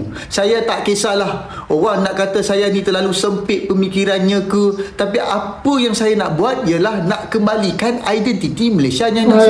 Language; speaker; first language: Malay; native; Malay